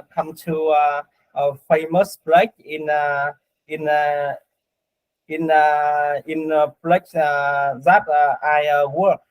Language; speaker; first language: English; non-native, learner; Vietnamese